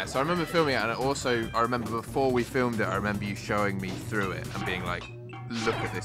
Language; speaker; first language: English; native; English